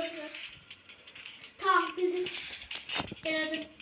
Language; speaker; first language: Turkish; non-native, learner; Azerbaijani